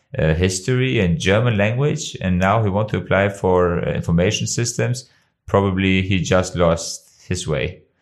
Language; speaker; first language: English; non-native, fluent; Albanian